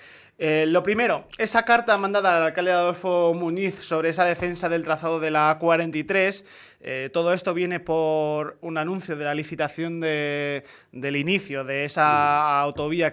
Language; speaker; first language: Spanish; native; Spanish